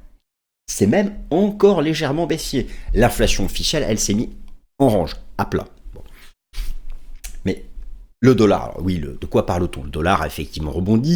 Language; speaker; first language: French; native; French